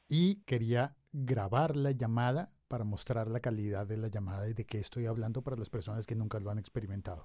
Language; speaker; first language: Spanish; native; Spanish